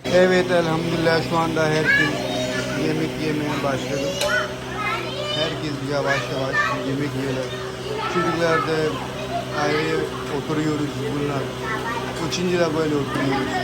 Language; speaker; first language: Turkish; non-native, learner; Punjabi